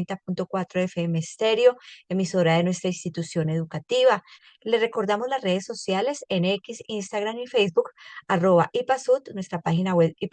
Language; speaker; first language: Spanish; native; Spanish